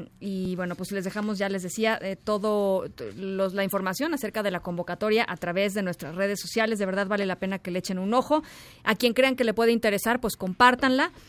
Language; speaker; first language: Spanish; native; Spanish